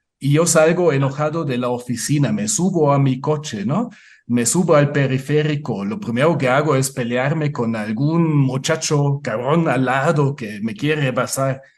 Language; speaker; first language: Spanish; non-native, fluent; German